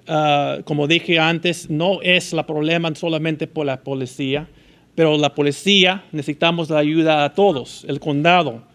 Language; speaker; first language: Spanish; early bilingual, heritage; Spanish